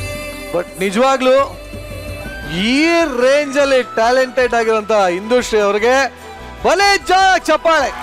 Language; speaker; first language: Kannada; native; Kannada